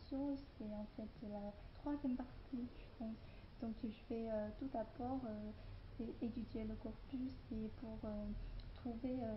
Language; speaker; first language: French; non-native, learner; Chinese